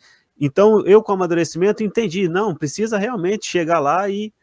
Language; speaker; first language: Portuguese; native; Portuguese